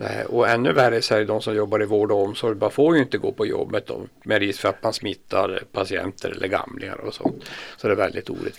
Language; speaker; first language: Swedish; native; Swedish